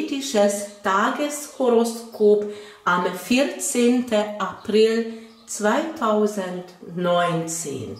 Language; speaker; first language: German; non-native, fluent; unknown